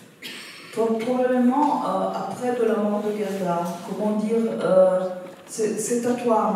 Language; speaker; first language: French; non-native, fluent; Italian